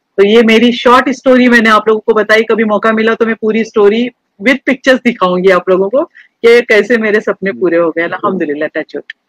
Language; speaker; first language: Hindi; native; Hindi